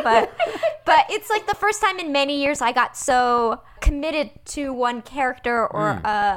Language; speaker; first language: English; early bilingual, other home language; Persian